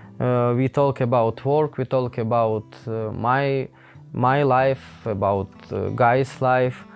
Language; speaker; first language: English; non-native, learner; Ukrainian